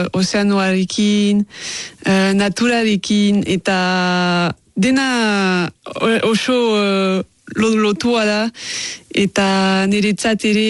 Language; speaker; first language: Basque; non-native, local second language; French